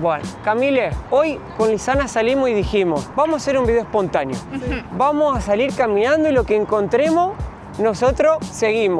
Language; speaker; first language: Spanish; native; Spanish